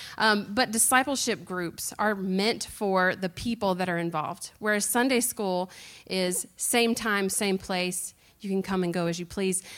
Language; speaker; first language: English; native; English